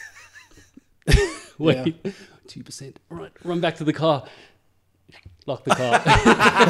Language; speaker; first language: English; native; English